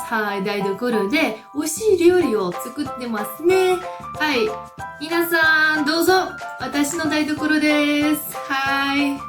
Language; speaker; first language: Japanese; non-native, fluent; Polish